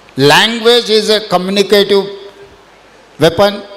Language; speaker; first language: English; non-native, local second language; Telugu